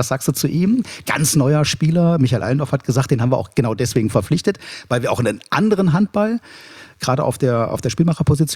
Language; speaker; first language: German; native; German